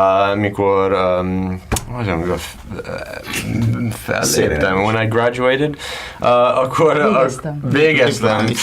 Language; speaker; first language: Hungarian; non-native, learner; English